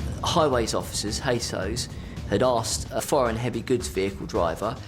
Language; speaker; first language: English; native; English